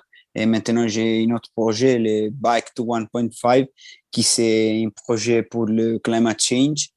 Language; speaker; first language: French; non-native, learner; Italian